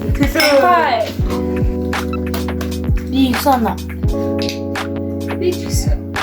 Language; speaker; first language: Japanese; non-native, learner; Mongolian